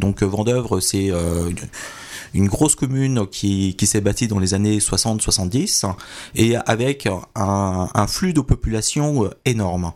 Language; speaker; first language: French; native; French